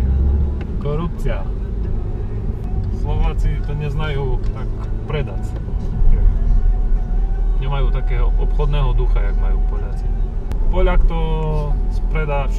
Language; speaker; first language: Polish; non-native, learner; Slovak